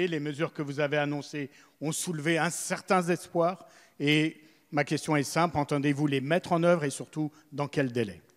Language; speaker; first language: French; native; French